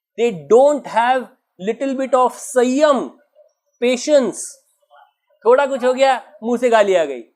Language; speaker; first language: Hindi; non-native, local second language; Marathi